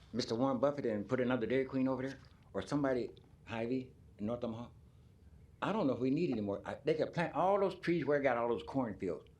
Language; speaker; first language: English; native; English